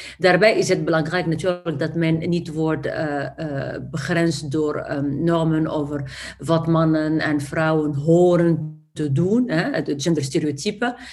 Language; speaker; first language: Dutch; non-native, fluent; Arabic